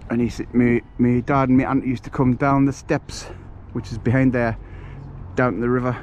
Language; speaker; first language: English; native; English